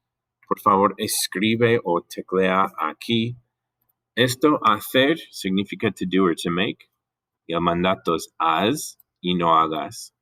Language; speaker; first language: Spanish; non-native, fluent; English